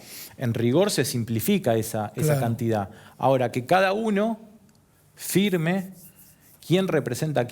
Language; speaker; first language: Spanish; native; Spanish